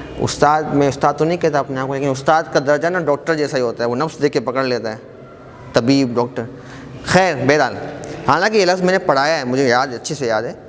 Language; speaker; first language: Urdu; native; Urdu